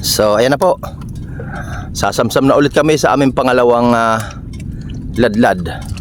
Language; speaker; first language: Filipino; native; Filipino